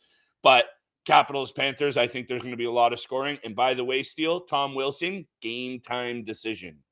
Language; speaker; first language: English; native; English